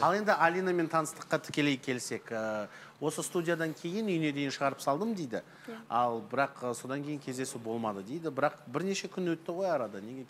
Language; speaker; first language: Kazakh; native; Kazakh